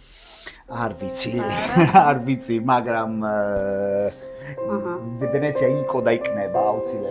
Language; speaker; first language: Georgian; non-native, learner; Italian